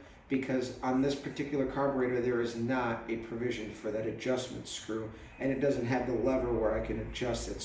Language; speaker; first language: English; native; English